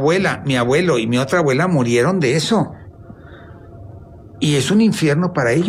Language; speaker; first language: Spanish; native; Spanish